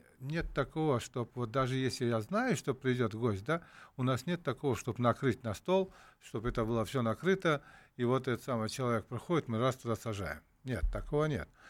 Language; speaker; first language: Russian; non-native, local second language; Uzbek